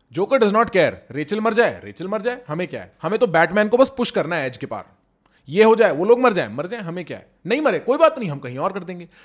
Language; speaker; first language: Hindi; native; Hindi